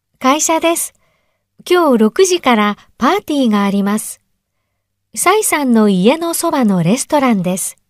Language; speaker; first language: Japanese; native; Japanese